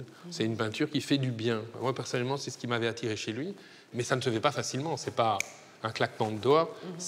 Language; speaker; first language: French; native; French